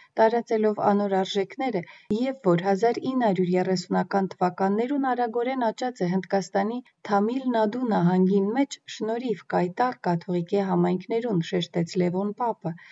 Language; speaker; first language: Armenian; native; Armenian